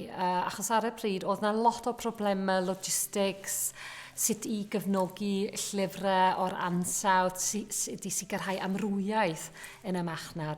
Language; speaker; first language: Welsh; non-native, fluent; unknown